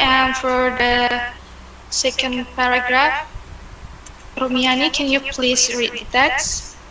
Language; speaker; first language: English; non-native, learner; Indonesian